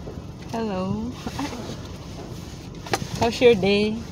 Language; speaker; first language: English; non-native, local second language; Filipino